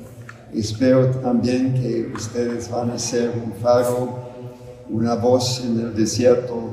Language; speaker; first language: Spanish; non-native, fluent; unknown